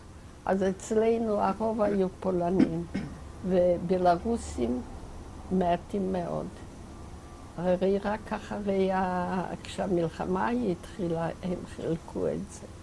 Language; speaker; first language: Hebrew; non-native, fluent; Yiddish